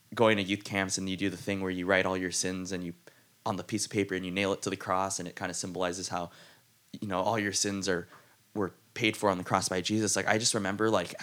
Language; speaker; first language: English; native; English